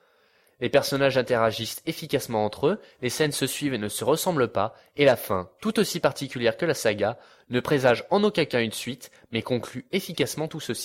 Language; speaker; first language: French; native; French